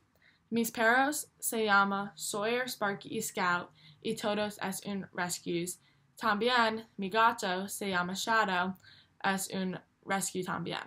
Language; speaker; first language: Spanish; non-native, learner; English